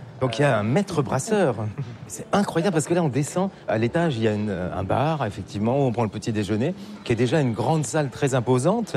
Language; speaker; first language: French; native; French